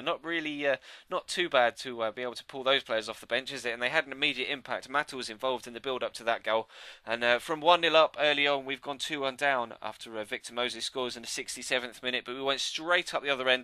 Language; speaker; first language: English; native; English